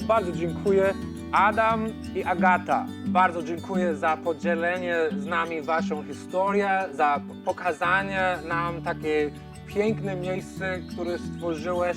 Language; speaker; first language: Polish; non-native, learner; English